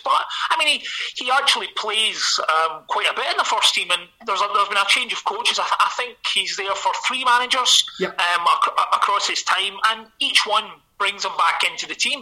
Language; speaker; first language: English; native; English